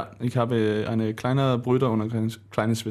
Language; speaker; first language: German; non-native, learner; Danish